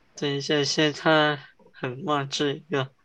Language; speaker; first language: Chinese; early bilingual, heritage; English